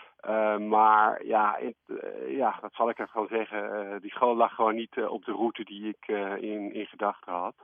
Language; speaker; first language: Dutch; native; Dutch